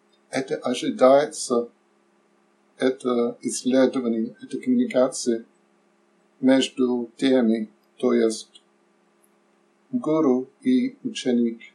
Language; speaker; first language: Russian; non-native, learner; English